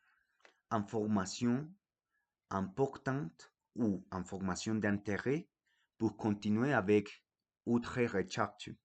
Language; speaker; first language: French; non-native, fluent; Spanish